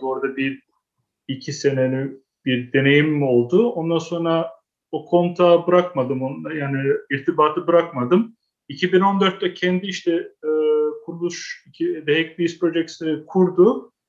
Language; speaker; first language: Turkish; early bilingual, heritage; Turkish